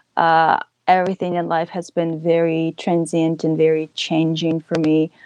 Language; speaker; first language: English; early bilingual, other home language; Ukrainian